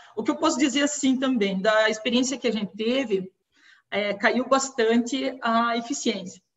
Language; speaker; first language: Portuguese; native; Portuguese